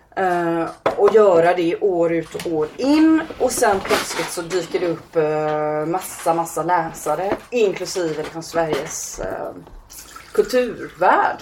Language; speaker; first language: Swedish; native; Swedish